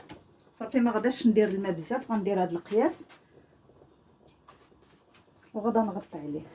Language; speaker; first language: Arabic; native; Arabic